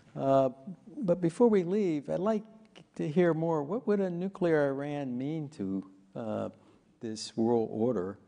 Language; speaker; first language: English; native; English